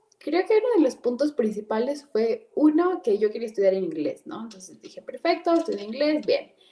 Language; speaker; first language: Spanish; native; Spanish